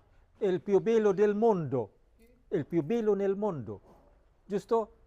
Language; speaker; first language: Italian; non-native, learner; Filipino